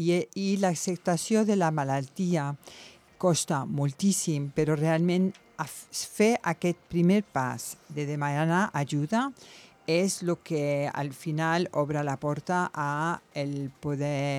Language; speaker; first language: Catalan; non-native, local second language; Spanish